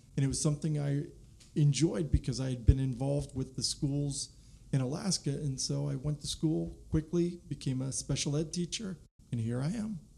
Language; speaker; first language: English; native; English